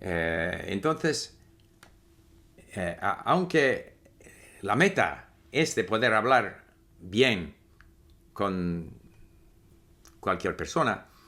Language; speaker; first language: Spanish; non-native, fluent; English